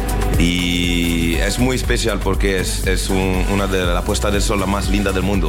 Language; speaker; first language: Spanish; non-native, learner; French